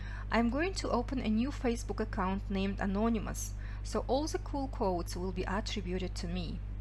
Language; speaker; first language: English; non-native, fluent; Kazakh